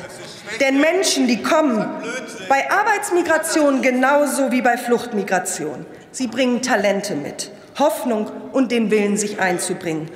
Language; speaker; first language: German; early bilingual, other home language; Turkish